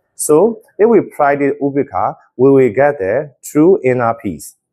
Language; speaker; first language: English; non-native, fluent; Burmese